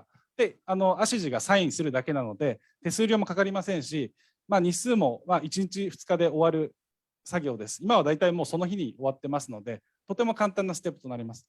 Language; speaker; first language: Japanese; native; Japanese